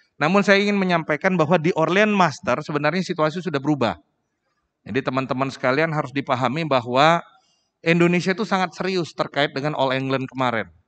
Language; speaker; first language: Indonesian; native; Indonesian